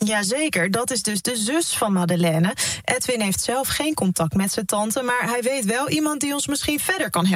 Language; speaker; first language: Dutch; native; Dutch